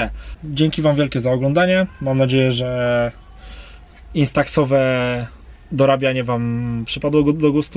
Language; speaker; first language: Polish; native; Polish